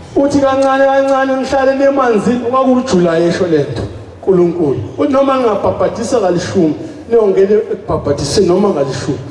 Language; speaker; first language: Zulu; native; Zulu